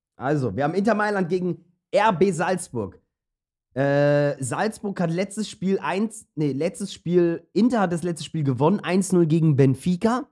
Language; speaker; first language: German; early bilingual, other home language; Turkish